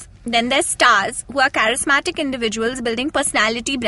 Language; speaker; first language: English; non-native, local second language; Hindi